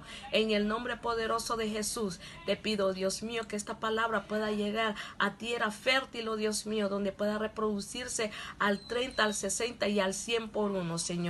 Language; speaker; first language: Spanish; non-native, local second language; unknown